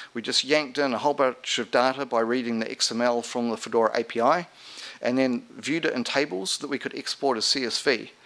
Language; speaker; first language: English; native; English